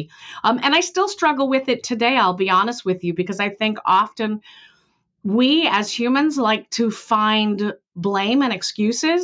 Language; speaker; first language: English; native; English